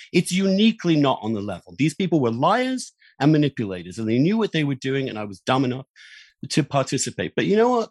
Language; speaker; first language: English; native; English